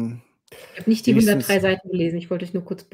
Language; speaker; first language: German; native; German